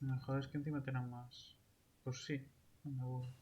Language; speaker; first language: Spanish; native; Spanish